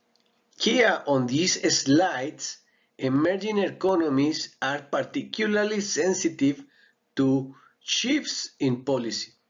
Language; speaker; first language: English; non-native, fluent; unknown